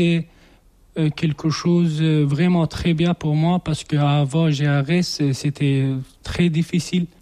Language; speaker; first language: French; non-native, learner; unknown